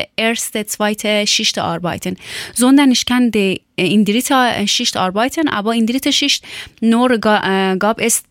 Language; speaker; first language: German; non-native, learner; Persian